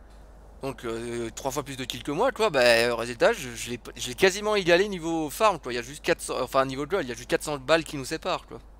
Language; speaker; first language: French; native; French